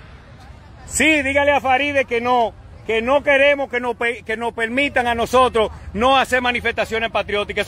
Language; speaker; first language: Spanish; native; Spanish